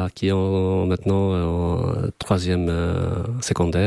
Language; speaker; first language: French; non-native, fluent; Albanian